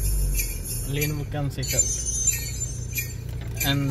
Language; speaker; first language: Dutch; non-native, learner; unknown